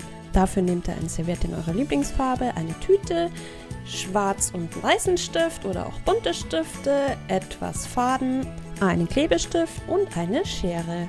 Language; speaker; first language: German; native; German